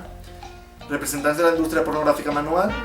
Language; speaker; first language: Catalan; native; Catalan